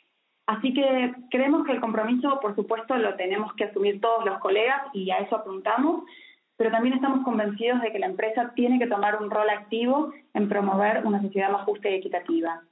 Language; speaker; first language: Spanish; native; Spanish